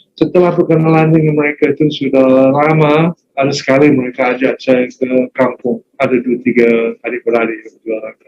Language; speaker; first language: Malay; non-native, fluent; English